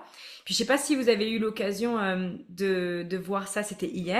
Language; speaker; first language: French; native; French